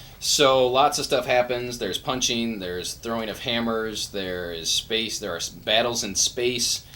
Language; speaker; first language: English; native; English